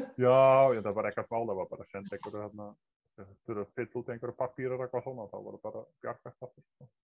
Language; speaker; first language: Icelandic; non-native, fluent; Dutch